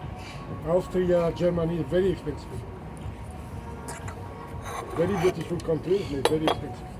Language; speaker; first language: English; non-native, learner; French